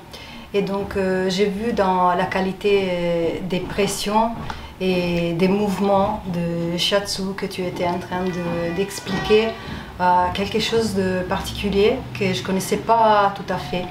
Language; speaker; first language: French; non-native, fluent; Italian